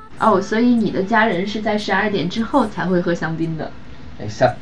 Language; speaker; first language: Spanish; non-native, learner; Chinese